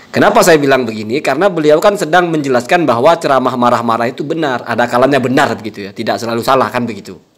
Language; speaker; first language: Indonesian; non-native, local second language; Madurese